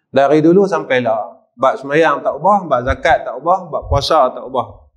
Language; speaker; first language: Malay; native; Malay